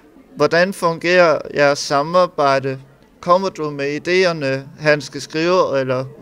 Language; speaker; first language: Danish; native; Danish